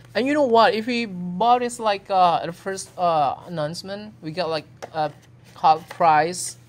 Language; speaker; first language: English; non-native, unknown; Indonesian